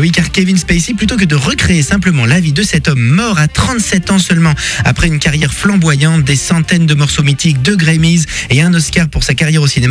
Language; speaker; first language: French; native; French